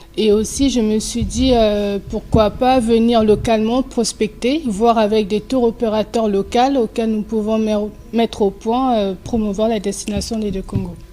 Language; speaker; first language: French; early bilingual, other home language; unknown